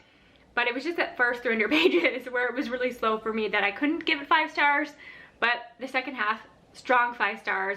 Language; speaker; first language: English; native; English